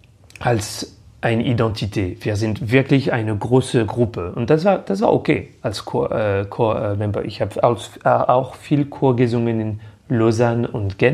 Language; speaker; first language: German; non-native, fluent; French